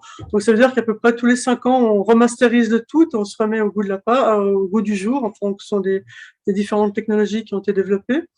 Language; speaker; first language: French; native; French